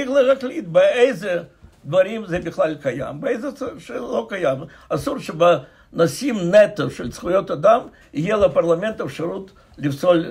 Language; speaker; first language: Hebrew; non-native, fluent; Russian